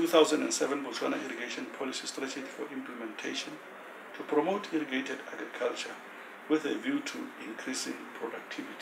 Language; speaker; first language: English; non-native, local second language; Tswana